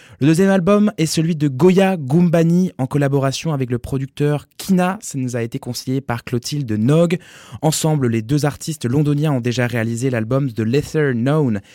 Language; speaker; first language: French; native; French